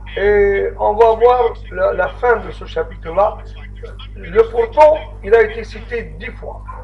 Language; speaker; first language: French; non-native, local second language; Arabic